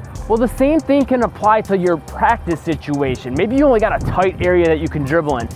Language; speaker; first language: English; native; English